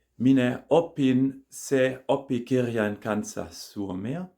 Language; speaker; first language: Finnish; non-native, learner; German